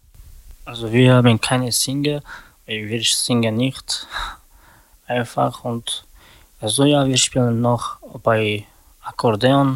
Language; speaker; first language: German; non-native, learner; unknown